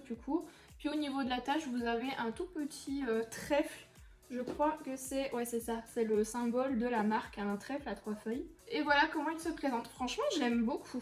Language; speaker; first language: French; native; French